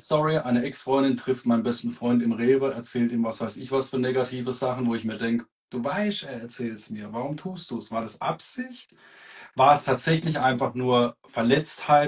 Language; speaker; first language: German; native; German